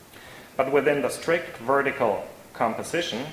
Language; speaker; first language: English; non-native, fluent; German